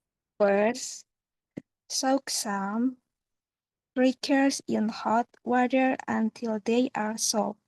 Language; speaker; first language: English; non-native, learner; Indonesian